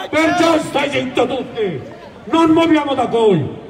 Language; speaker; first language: Italian; non-native, learner; Bangla